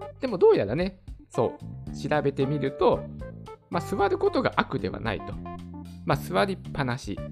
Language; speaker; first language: Japanese; native; Japanese